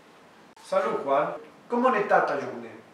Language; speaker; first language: French; non-native, learner; Spanish